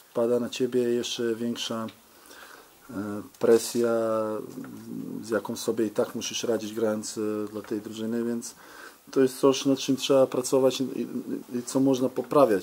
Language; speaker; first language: Polish; non-native, fluent; Serbian